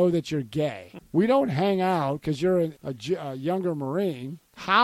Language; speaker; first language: English; native; English